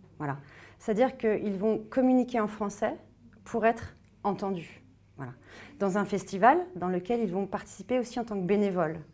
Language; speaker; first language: French; native; French